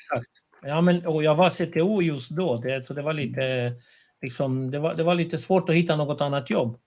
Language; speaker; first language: Swedish; non-native, fluent; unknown